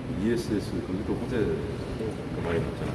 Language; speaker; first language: Korean; native; Korean